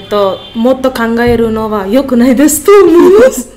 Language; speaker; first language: Japanese; non-native, learner; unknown